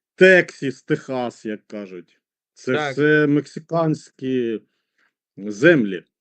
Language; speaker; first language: Ukrainian; non-native, local second language; Russian